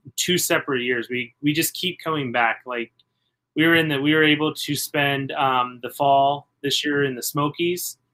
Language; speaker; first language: English; native; English